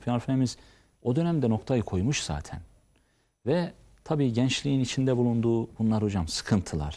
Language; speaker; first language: Turkish; native; Turkish